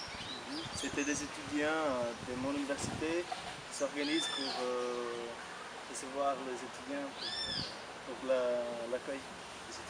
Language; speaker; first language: French; non-native, fluent; Portuguese